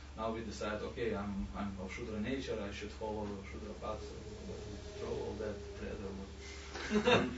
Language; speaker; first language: English; non-native, fluent; Lithuanian